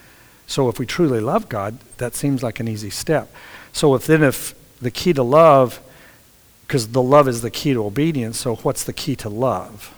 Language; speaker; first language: English; native; English